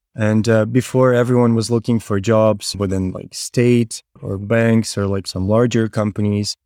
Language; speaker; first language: English; non-native, fluent; Ukrainian